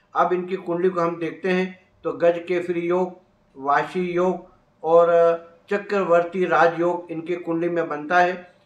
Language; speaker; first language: Hindi; native; Hindi